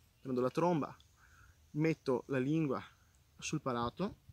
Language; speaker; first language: Italian; native; Italian